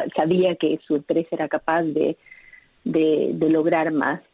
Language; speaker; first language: Spanish; native; Spanish